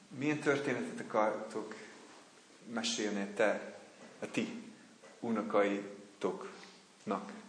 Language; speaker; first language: Hungarian; non-native, fluent; English